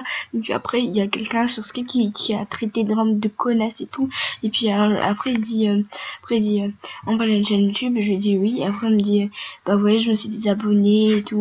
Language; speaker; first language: French; native; French